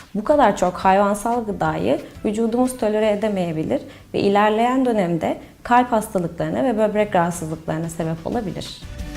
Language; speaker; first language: Turkish; native; Turkish